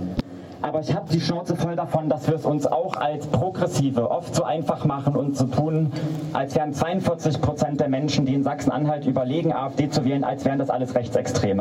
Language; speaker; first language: German; native; German